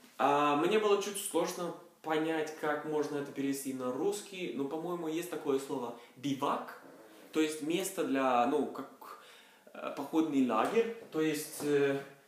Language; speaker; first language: Russian; non-native, fluent; Norwegian